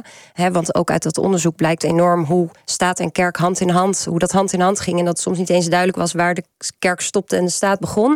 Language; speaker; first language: Dutch; native; Dutch